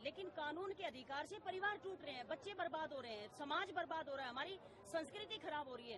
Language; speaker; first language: Hindi; native; Hindi